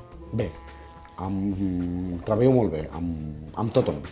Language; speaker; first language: Catalan; non-native, fluent; Bangla